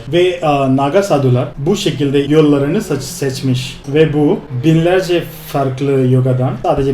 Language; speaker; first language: Turkish; non-native, fluent; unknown